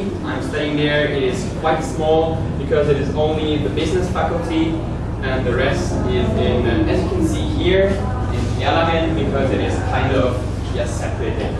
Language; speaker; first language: English; non-native, fluent; German